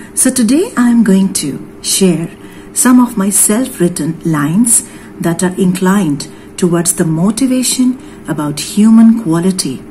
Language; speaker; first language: English; non-native, local second language; Hindi